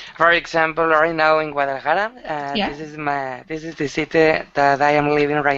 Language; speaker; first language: English; non-native, learner; Spanish